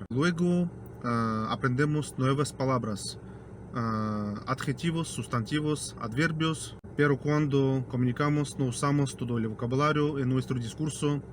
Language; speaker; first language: Spanish; non-native, fluent; Russian